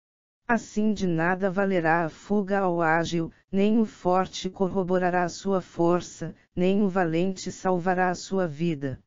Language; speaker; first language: Portuguese; native; Portuguese